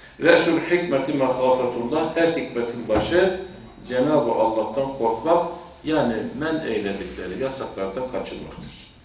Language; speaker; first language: Turkish; native; Turkish